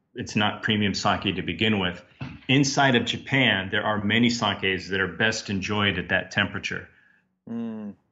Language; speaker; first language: English; native; English